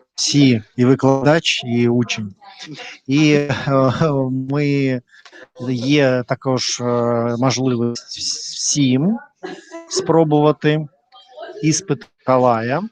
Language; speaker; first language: Ukrainian; non-native, learner; Russian